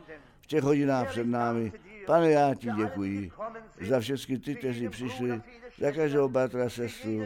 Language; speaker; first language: Czech; non-native, fluent; German